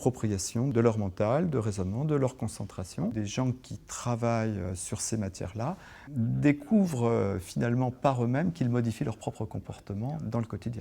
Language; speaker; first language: French; native; French